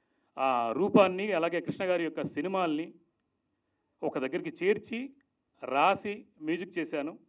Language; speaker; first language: Telugu; native; Telugu